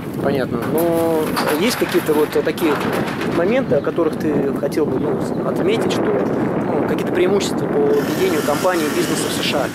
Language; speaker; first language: Russian; native; Russian